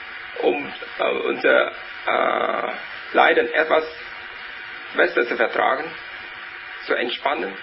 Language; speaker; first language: German; non-native, learner; Vietnamese